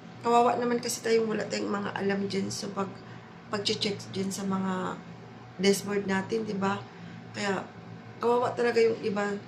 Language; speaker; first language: Filipino; non-native, local second language; Hiligaynon